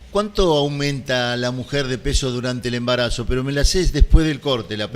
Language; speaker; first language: Spanish; native; Spanish